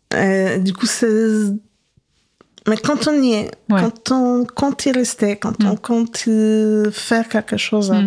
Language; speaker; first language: French; non-native, fluent; Polish